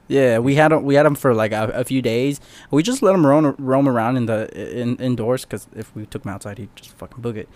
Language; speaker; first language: English; early bilingual, other home language; Spanish